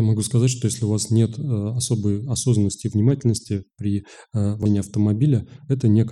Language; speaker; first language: Russian; native; Russian